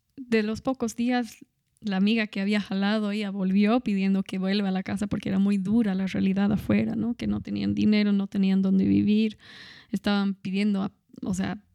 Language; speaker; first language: Spanish; non-native, fluent; English